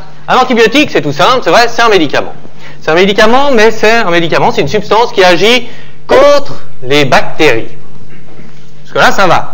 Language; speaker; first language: French; native; French